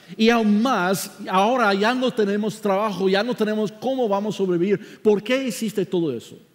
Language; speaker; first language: Spanish; non-native, fluent; English